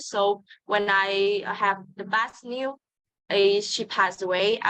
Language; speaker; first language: English; non-native, learner; Vietnamese